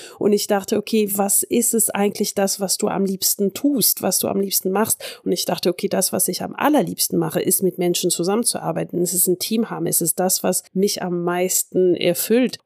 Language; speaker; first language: German; early bilingual, heritage; French